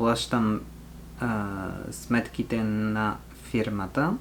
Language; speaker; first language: Bulgarian; non-native, learner; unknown